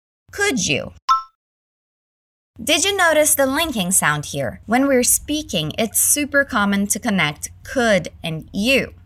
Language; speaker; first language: English; early bilingual, other home language; Portuguese